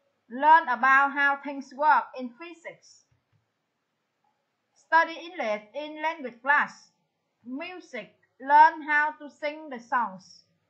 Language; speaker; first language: English; non-native, fluent; Vietnamese